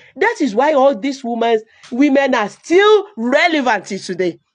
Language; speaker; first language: English; non-native, local second language; Yoruba